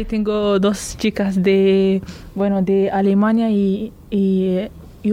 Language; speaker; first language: Spanish; non-native, learner; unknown